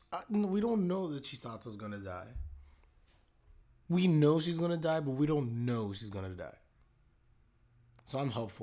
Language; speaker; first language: English; native; English